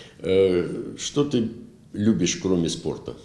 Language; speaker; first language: Russian; native; Russian